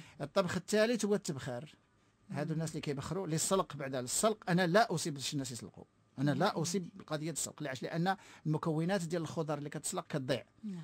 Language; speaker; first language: Arabic; native; Arabic